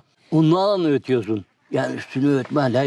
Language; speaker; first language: Turkish; native; Turkish